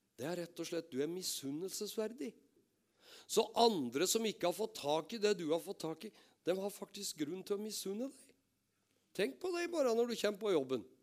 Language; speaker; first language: Norwegian; native; Norwegian